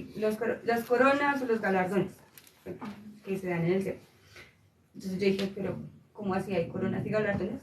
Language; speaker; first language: Spanish; native; Spanish